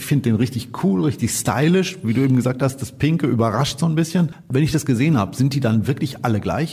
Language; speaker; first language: German; native; German